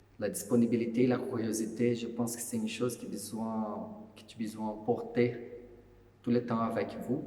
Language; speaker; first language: French; non-native, fluent; Portuguese